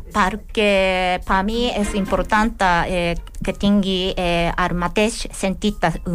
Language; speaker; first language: Catalan; non-native, learner; Japanese